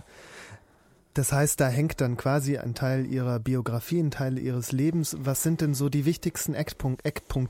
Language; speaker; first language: German; native; German